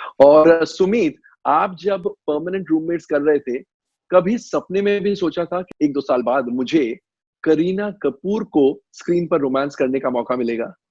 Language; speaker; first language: Hindi; native; Hindi